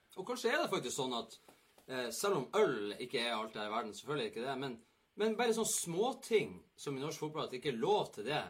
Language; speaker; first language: Norwegian; native; Norwegian